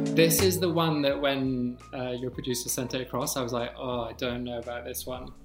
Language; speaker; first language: English; native; English